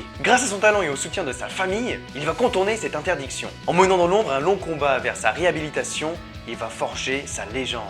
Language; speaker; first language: French; native; French